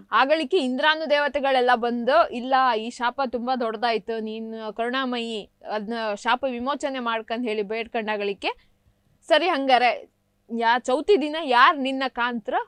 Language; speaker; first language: Kannada; native; Kannada